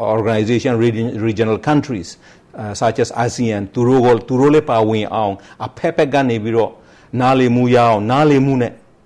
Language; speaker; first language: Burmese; non-native, local second language; Rohingya